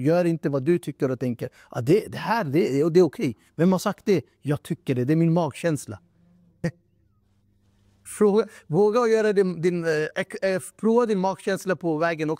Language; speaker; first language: Swedish; non-native, fluent; Urdu